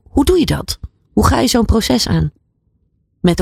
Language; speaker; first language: Dutch; native; Dutch